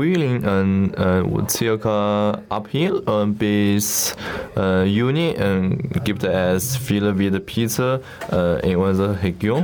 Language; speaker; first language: German; non-native, learner; Chinese